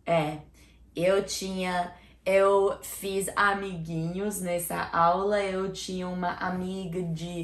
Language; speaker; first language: Portuguese; non-native, learner; English